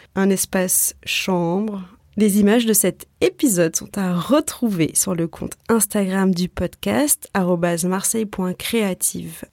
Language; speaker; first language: French; native; French